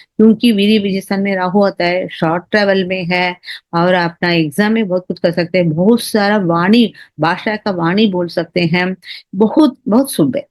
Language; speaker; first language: Hindi; non-native, local second language; Tamil